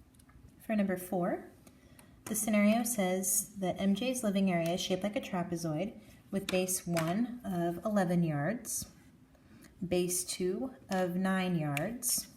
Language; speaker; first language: English; native; English